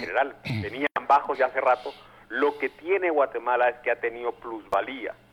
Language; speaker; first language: Spanish; native; Spanish